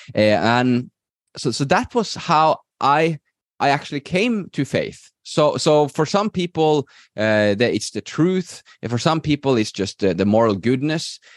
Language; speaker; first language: English; non-native, fluent; Norwegian